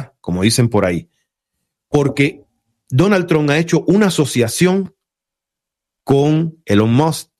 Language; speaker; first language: Spanish; native; Spanish